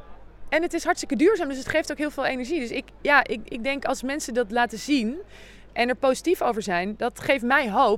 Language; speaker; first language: Dutch; native; Dutch